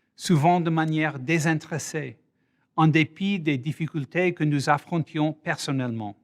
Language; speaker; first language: French; non-native, fluent; English